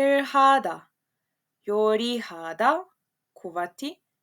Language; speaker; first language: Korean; non-native, fluent; Serbian